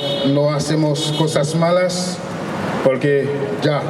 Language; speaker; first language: Spanish; non-native, local second language; Haitian Creole